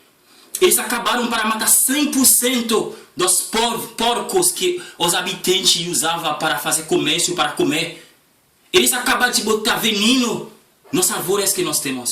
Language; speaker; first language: Portuguese; non-native, learner; Haitian Creole